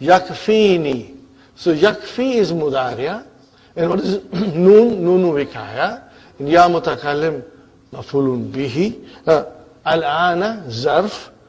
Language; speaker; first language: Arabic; non-native, fluent; English